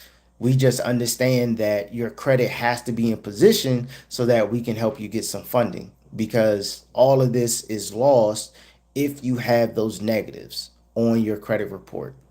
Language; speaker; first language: English; native; English